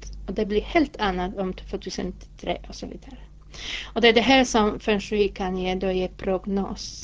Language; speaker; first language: Swedish; non-native, fluent; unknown